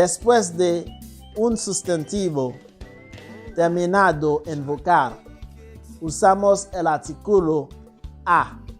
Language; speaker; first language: Spanish; non-native, fluent; Haitian Creole